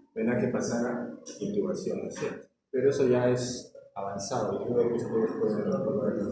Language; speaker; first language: Spanish; native; Spanish